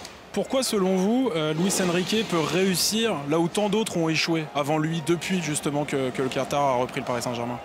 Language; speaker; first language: French; native; French